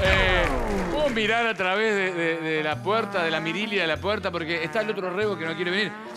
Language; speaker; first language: Spanish; native; Spanish